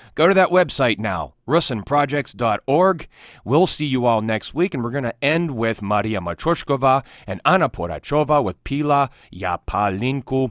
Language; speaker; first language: English; native; English